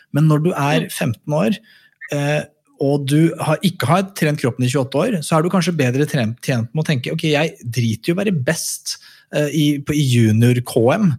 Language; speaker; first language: Norwegian; native; Norwegian